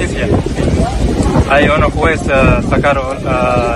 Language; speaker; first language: Spanish; non-native, learner; Arabic